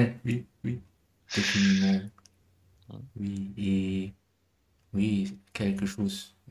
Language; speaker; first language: French; non-native, learner; German